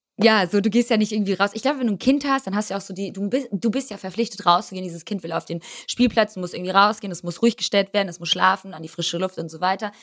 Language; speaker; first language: German; early bilingual, other home language; Albanian